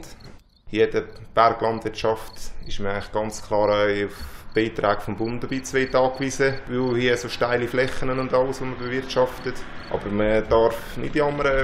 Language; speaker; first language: German; native; German